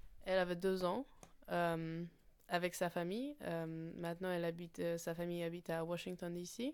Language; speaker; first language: French; non-native, fluent; Polish